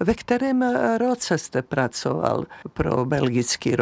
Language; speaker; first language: Czech; native; Czech